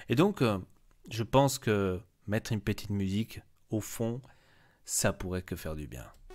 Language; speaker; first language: French; native; French